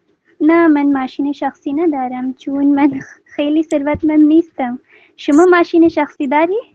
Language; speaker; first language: Persian; non-native, learner; Urdu